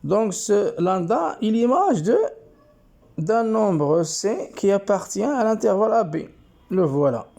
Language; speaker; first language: French; non-native, local second language; Arabic